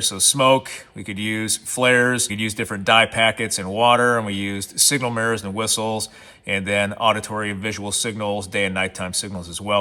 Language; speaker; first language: English; native; English